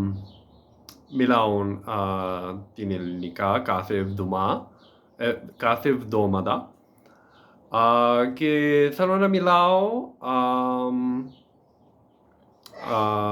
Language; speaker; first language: Greek; non-native, learner; English